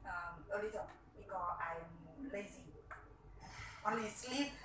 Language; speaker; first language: English; non-native, learner; Vietnamese